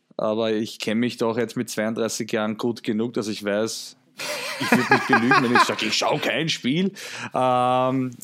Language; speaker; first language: German; native; German